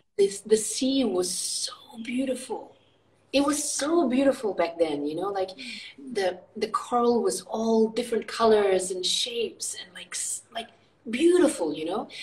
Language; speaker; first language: English; early bilingual, other home language; Indonesian